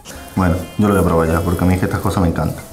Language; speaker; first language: Spanish; native; Spanish